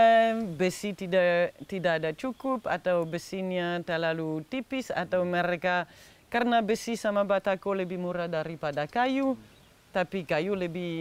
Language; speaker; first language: Indonesian; non-native, fluent; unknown